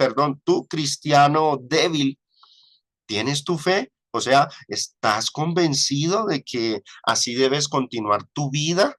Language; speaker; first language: Spanish; native; Spanish